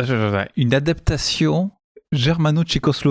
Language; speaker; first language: French; native; French